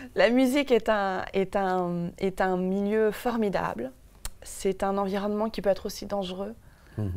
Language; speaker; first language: French; native; French